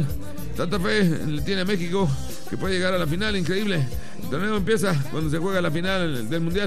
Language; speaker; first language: Spanish; native; Spanish